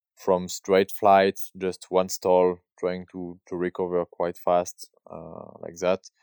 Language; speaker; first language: English; non-native, learner; French